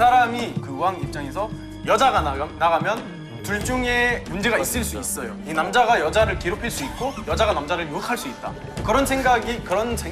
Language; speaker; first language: Korean; non-native, fluent; Arabic